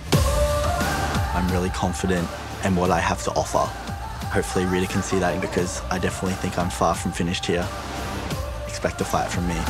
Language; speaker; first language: English; native; English